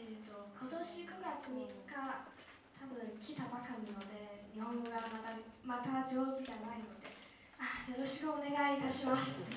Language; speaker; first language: Japanese; non-native, learner; Chinese